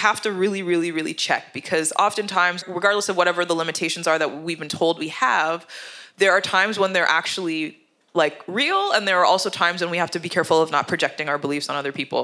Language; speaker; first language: English; native; English